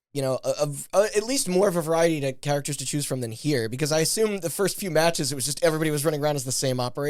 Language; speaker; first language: English; native; English